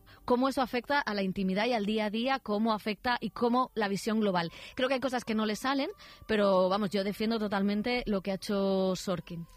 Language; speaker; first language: Spanish; native; Spanish